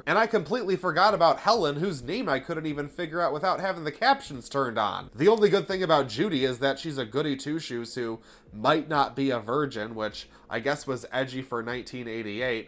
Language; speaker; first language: English; native; English